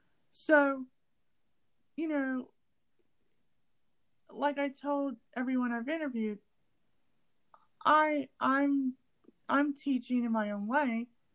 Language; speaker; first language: English; native; English